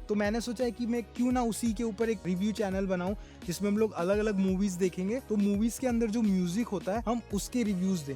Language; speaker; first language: Hindi; non-native, local second language; Gujarati